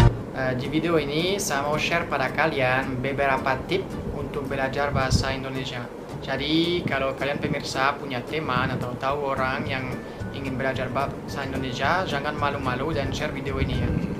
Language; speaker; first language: Indonesian; non-native, fluent; French